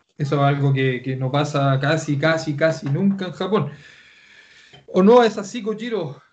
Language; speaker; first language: Spanish; native; Spanish